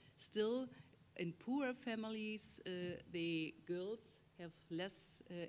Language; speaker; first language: English; non-native, fluent; German